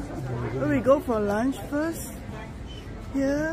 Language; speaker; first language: English; non-native, learner; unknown